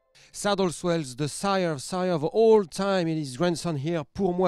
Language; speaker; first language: English; non-native, fluent; French